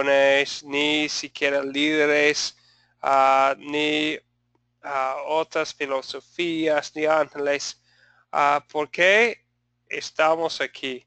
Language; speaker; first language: Spanish; non-native, fluent; English